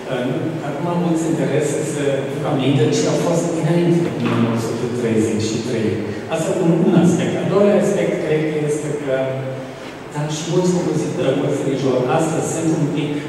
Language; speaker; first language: Romanian; non-native, fluent; German